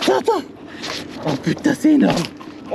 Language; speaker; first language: French; native; French